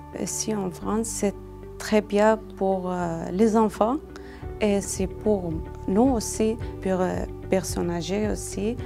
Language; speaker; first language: French; non-native, learner; Arabic